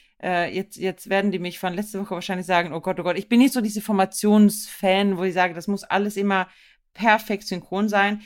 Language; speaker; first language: German; non-native, fluent; Swedish